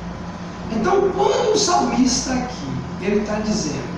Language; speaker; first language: Portuguese; native; Portuguese